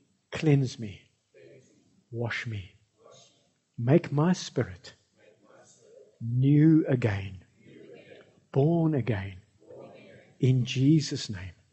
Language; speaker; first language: English; non-native, local second language; Afrikaans